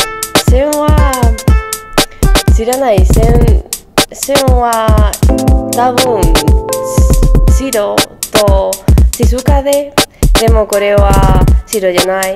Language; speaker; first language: Japanese; non-native, learner; Spanish